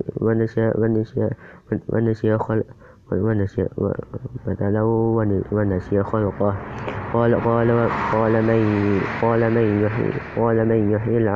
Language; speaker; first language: Arabic; non-native, learner; Indonesian